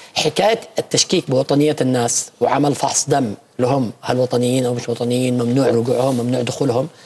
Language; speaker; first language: Arabic; native; Arabic